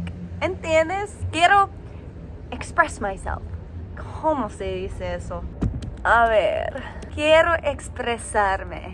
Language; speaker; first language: Spanish; non-native, learner; English